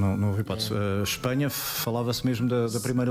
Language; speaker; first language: Portuguese; native; Portuguese